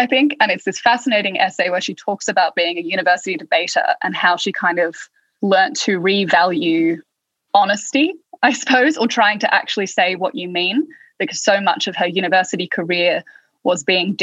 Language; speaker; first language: English; native; English